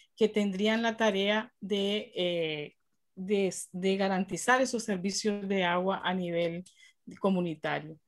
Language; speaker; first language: Spanish; native; Spanish